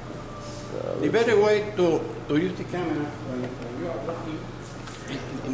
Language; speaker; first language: English; non-native, learner; Spanish